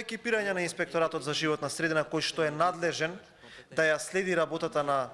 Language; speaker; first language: Macedonian; native; Macedonian